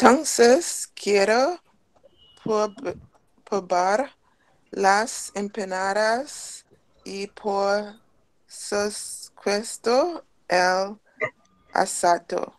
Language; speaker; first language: Spanish; non-native, learner; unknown